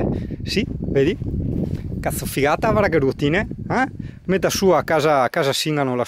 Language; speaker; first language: Italian; native; Italian